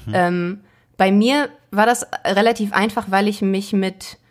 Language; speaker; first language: German; native; German